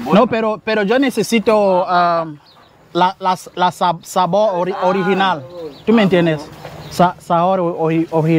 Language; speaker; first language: Spanish; non-native, learner; English